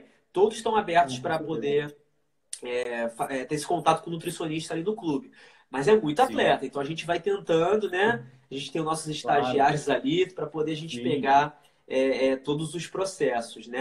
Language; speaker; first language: Portuguese; native; Portuguese